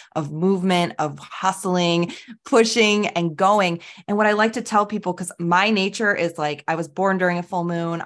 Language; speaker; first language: English; native; English